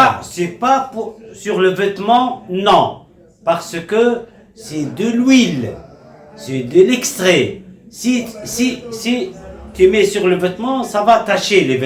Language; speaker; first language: French; non-native, local second language; Arabic